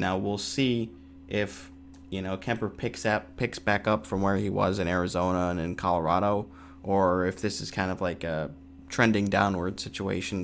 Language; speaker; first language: English; native; English